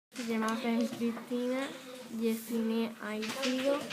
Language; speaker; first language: French; non-native, learner; Spanish